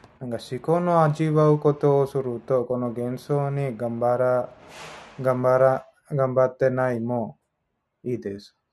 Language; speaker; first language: Japanese; non-native, learner; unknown